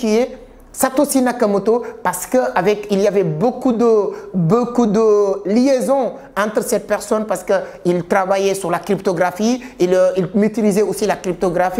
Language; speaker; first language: French; non-native, local second language; Wolof